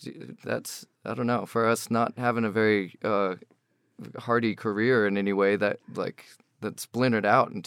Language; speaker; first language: English; native; English